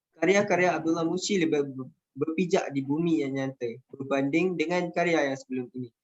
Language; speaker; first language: Malay; native; Malay